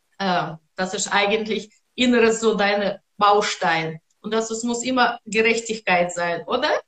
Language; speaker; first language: German; non-native, learner; Russian